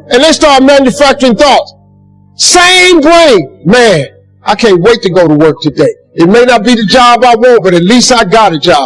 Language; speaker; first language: English; native; English